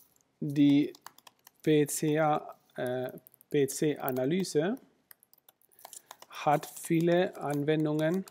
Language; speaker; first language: German; non-native, fluent; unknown